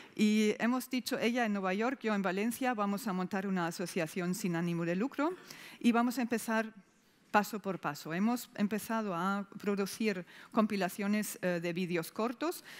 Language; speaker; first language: Spanish; non-native, fluent; German